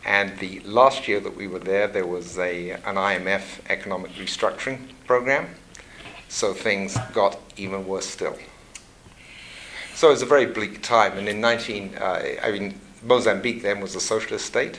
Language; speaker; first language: English; native; English